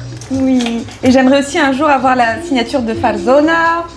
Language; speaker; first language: French; native; French